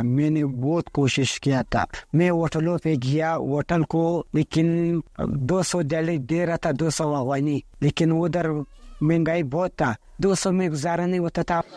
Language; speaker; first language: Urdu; early bilingual, heritage; Pashto